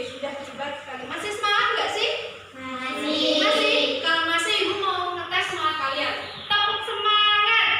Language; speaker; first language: Indonesian; native; Indonesian